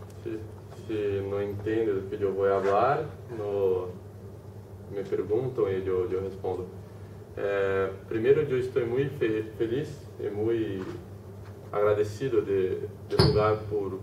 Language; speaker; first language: Spanish; non-native, learner; Portuguese